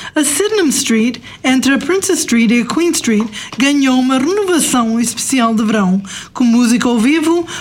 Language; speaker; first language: Portuguese; native; Portuguese